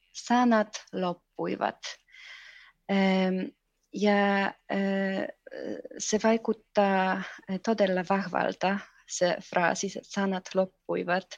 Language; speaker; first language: Finnish; non-native, fluent; Polish